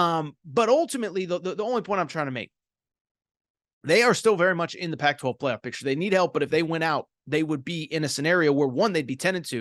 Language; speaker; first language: English; native; English